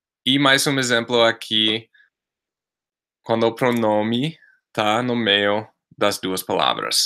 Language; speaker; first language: Portuguese; non-native, fluent; English